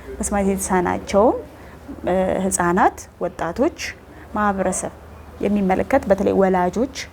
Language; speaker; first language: Amharic; native; Amharic